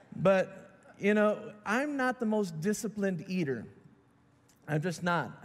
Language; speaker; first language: English; native; English